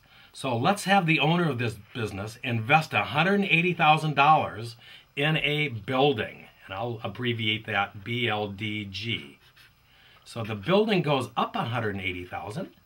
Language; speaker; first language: English; native; English